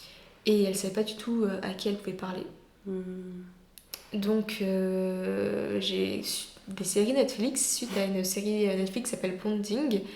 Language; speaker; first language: French; native; French